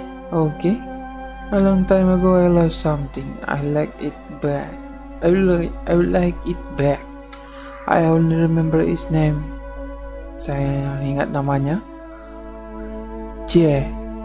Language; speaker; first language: English; non-native, learner; Indonesian